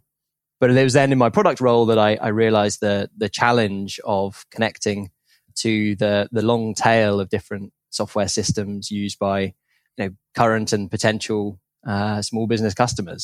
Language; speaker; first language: English; native; English